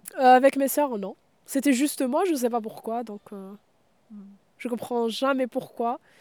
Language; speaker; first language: French; non-native, local second language; Arabic